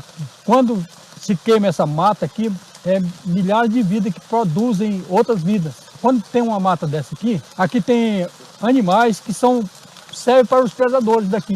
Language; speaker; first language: Portuguese; native; Portuguese